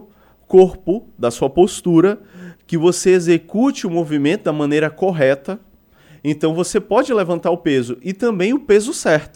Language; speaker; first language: Portuguese; native; Portuguese